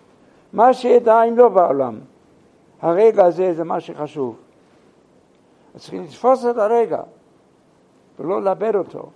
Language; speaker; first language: Hebrew; non-native, fluent; English